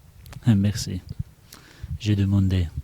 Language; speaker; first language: French; non-native, learner; Russian